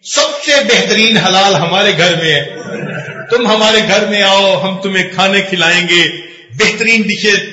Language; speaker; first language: Urdu; non-native, local second language; Punjabi